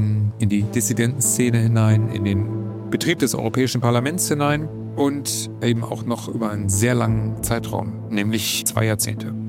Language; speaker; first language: German; native; German